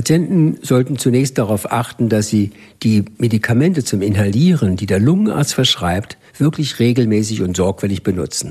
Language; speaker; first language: German; native; German